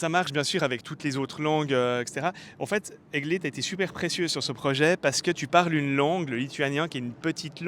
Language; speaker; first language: French; native; French